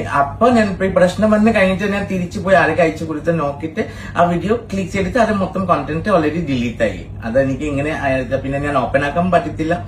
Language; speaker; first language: Malayalam; non-native, fluent; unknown